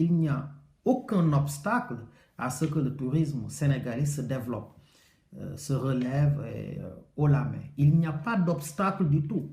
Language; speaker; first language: French; non-native, local second language; Wolof